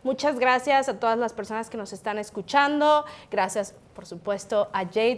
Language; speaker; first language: Spanish; native; Spanish